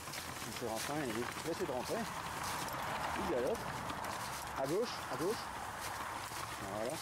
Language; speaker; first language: French; native; French